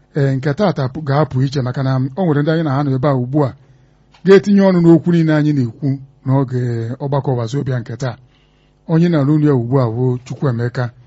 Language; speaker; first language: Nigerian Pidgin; non-native, local second language; Igbo